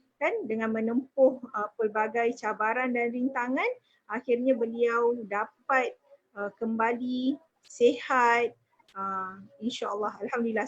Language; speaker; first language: Malay; native; Malay